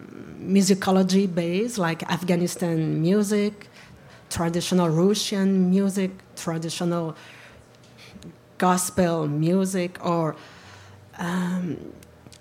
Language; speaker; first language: English; non-native, learner; French